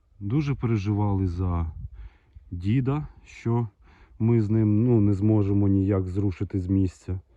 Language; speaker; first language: Ukrainian; non-native, local second language; Russian